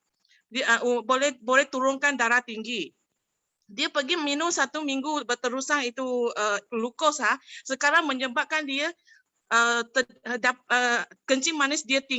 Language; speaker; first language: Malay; non-native, local second language; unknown